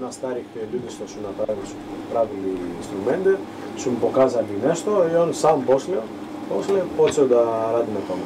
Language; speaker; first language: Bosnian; non-native, learner; Greek